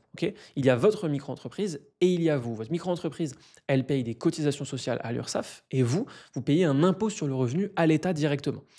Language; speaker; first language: French; native; French